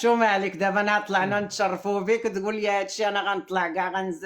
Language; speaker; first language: Arabic; native; Arabic